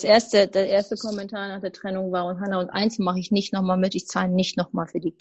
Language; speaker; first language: German; native; German